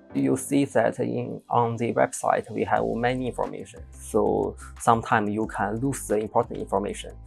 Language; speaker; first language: English; non-native, learner; Chinese